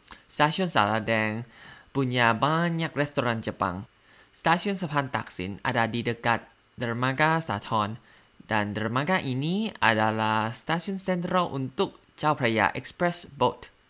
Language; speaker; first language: Indonesian; non-native, learner; Thai